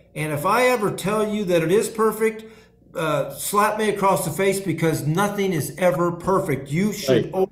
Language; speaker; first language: English; native; English